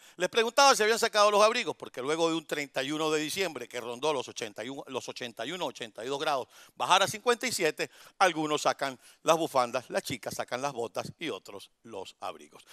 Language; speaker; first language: Spanish; native; Spanish